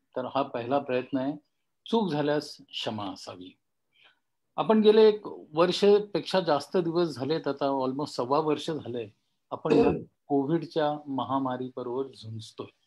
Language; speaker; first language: Marathi; non-native, local second language; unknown